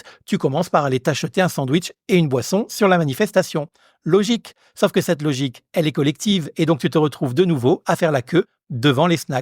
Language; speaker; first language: French; native; French